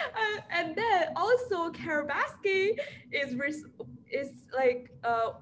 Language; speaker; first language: English; non-native, fluent; Chinese